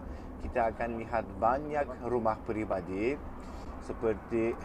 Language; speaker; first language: Indonesian; non-native, fluent; Turkish